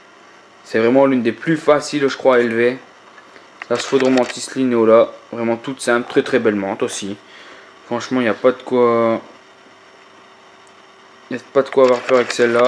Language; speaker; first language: French; native; French